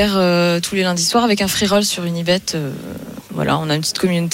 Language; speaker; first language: French; native; French